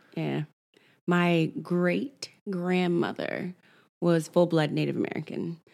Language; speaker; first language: English; native; English